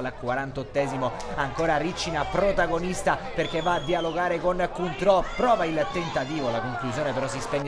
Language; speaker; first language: Italian; native; Italian